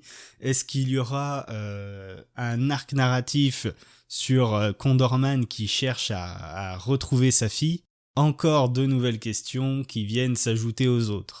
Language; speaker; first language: French; native; French